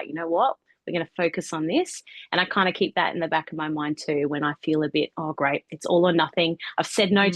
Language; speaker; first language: English; native; English